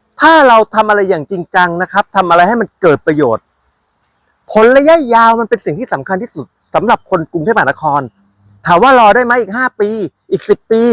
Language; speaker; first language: Thai; native; Thai